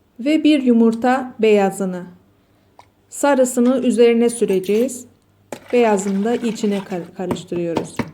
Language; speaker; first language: Turkish; native; Turkish